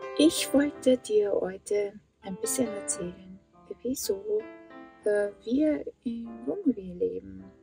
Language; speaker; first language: German; non-native, fluent; Portuguese